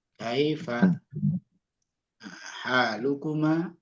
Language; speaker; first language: Arabic; non-native, fluent; Indonesian